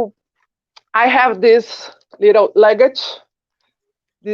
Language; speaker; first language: English; non-native, learner; Portuguese